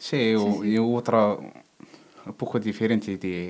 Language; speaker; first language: Spanish; non-native, learner; Berber languages